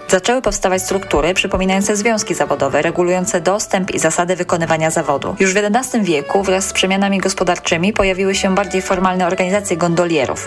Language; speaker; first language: Polish; native; Polish